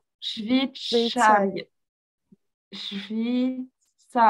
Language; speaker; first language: Russian; non-native, learner; French